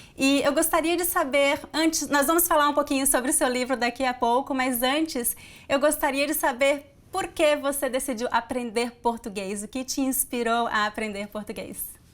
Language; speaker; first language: Portuguese; native; Portuguese